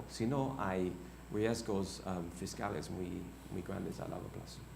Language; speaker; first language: Spanish; non-native, fluent; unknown